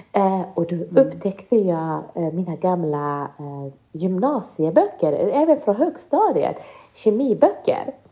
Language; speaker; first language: Swedish; early bilingual, other home language; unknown